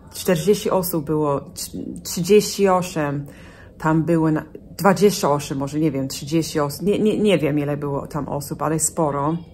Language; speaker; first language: Polish; non-native, fluent; English